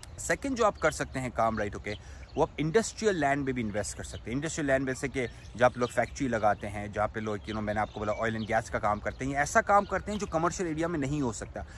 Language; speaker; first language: Hindi; native; Hindi